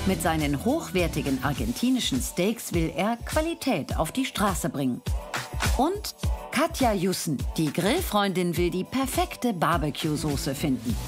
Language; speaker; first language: German; native; German